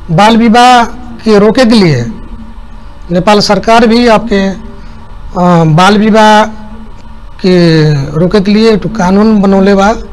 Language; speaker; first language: Bhojpuri; native; Bhojpuri